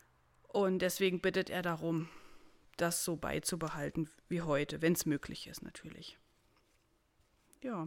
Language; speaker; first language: German; native; German